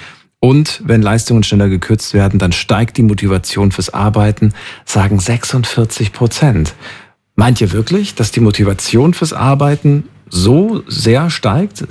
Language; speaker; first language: German; native; German